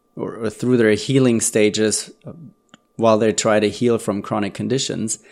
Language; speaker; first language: English; non-native, fluent; German